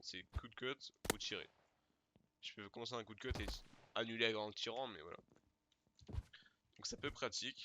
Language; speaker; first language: French; native; French